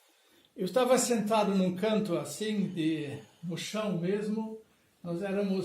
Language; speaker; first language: Portuguese; non-native, fluent; German